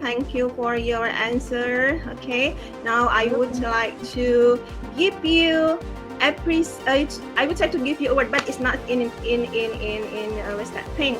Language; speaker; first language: English; non-native, fluent; Indonesian